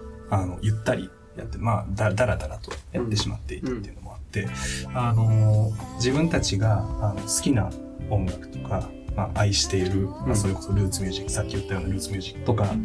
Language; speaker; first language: Japanese; native; Japanese